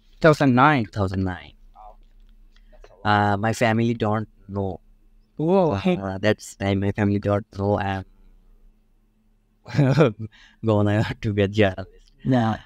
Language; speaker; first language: English; non-native, local second language; Bangla